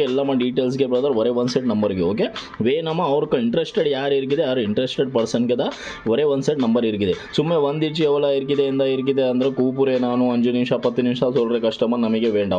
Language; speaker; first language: Tamil; non-native, local second language; Malayalam